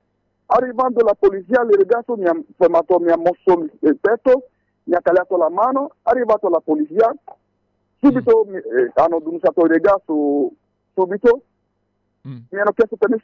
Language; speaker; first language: Italian; non-native, fluent; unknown